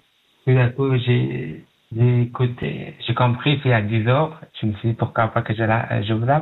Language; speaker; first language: French; non-native, learner; Pashto